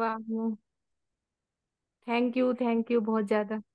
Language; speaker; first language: Hindi; native; Hindi